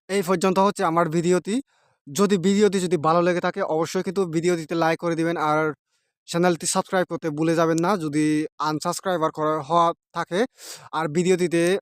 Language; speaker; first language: Bangla; non-native, local second language; Chakma